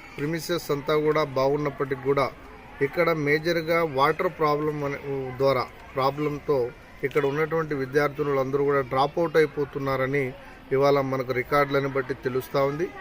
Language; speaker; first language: Telugu; non-native, local second language; Lambadi